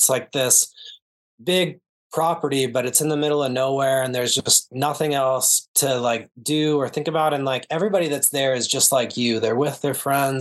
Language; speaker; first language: English; native; English